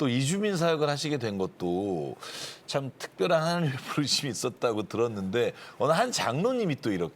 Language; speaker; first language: Korean; native; Korean